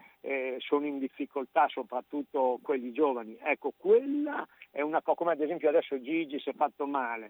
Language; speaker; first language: Italian; native; Italian